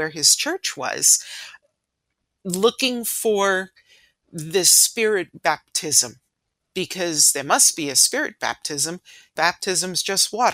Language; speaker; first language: English; native; English